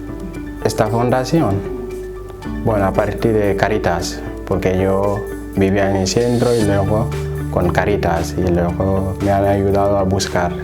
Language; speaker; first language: Spanish; non-native, learner; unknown